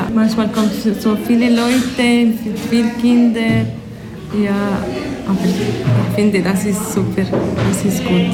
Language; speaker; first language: German; non-native, learner; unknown